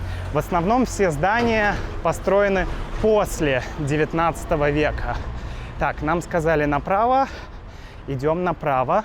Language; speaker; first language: Russian; native; Russian